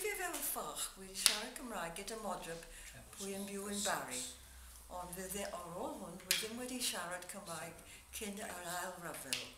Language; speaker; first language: Welsh; non-native, learner; English